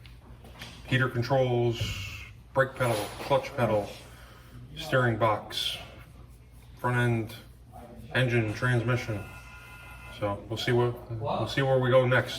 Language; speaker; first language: English; native; English